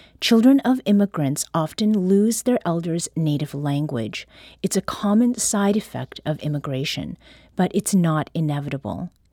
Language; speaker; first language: English; early bilingual, other home language; Korean